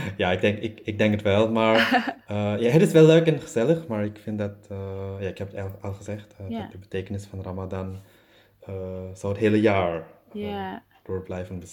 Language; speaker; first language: Dutch; non-native, learner; German